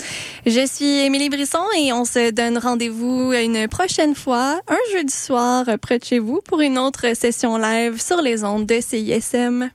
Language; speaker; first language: French; native; French